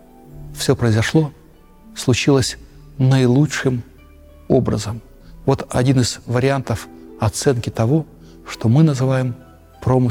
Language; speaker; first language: Russian; native; Russian